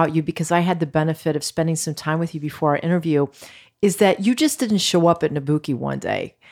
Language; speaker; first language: English; early bilingual, other home language; Greek